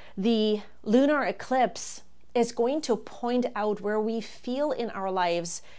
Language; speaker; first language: English; non-native, fluent; German